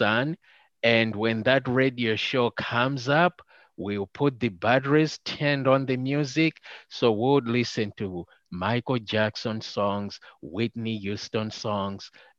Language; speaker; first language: English; non-native, local second language; Nyanja